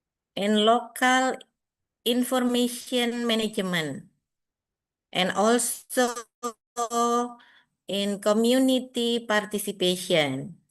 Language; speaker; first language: English; non-native, fluent; Indonesian